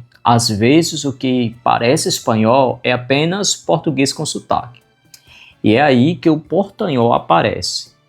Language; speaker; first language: Portuguese; non-native, fluent; Spanish